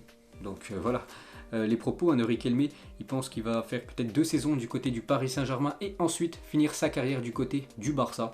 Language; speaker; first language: French; native; French